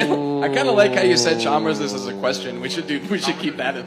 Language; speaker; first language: English; native; English